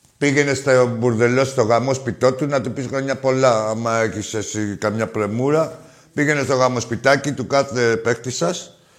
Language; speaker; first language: Greek; native; Greek